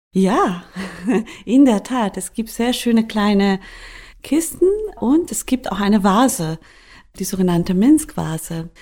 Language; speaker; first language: German; non-native, fluent; Spanish